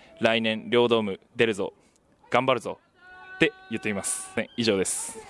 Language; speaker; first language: Japanese; native; Japanese